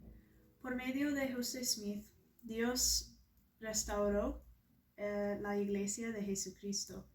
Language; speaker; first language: Spanish; non-native, learner; English